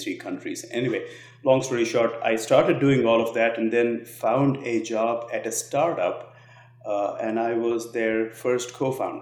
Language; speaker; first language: English; non-native, local second language; Telugu